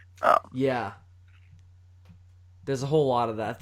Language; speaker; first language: English; native; English